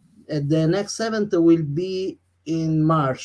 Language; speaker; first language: English; non-native, learner; Italian